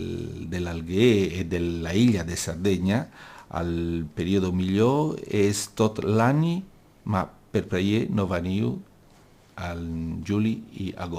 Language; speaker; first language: Catalan; non-native, local second language; Italian